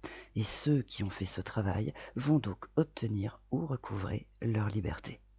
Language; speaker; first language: French; native; French